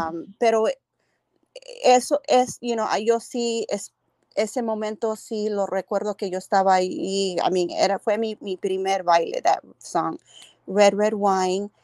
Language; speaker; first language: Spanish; early bilingual, heritage; Spanish